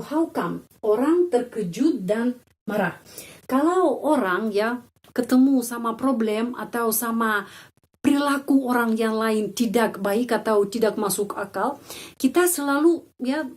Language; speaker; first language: Indonesian; non-native, fluent; Russian